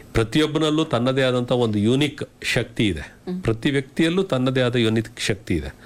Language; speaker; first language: Kannada; native; Kannada